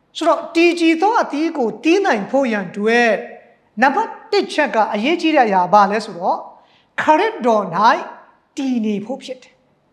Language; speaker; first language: Burmese; non-native, local second language; Hakha Chin